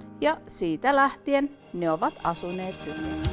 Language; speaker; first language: Finnish; native; Finnish